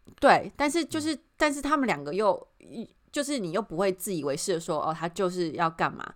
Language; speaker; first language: Chinese; native; Chinese